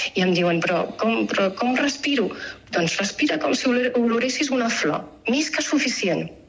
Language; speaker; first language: Catalan; native; Catalan